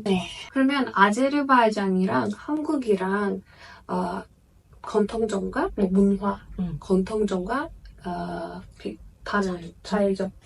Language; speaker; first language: Korean; non-native, fluent; Azerbaijani